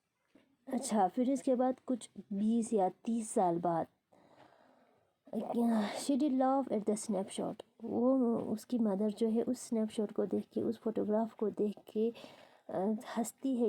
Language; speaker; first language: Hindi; non-native, local second language; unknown